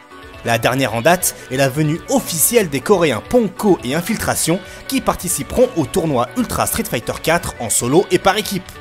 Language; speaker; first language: French; native; French